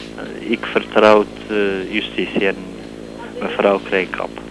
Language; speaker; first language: Dutch; non-native, learner; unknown